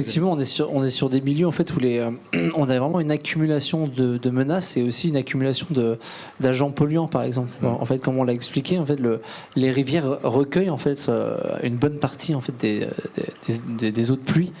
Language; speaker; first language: French; native; French